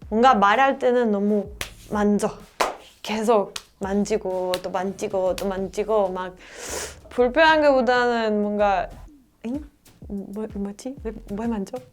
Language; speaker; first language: Korean; non-native, fluent; Spanish